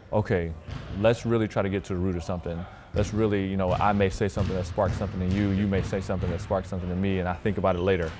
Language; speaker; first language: English; native; English